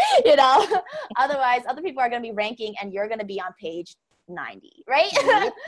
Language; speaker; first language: English; non-native, fluent; Chinese